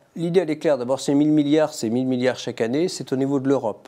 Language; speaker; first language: French; native; French